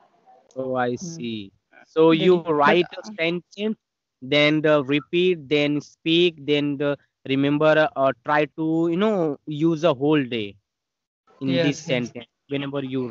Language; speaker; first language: English; non-native, learner; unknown